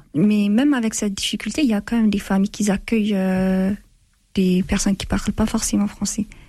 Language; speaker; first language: French; non-native, fluent; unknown